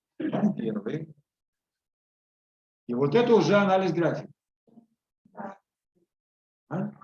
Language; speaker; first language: Russian; native; Russian